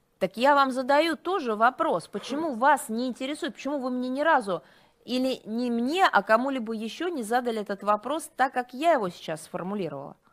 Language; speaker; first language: Russian; native; Russian